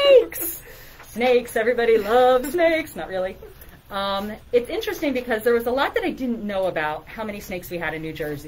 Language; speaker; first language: English; native; English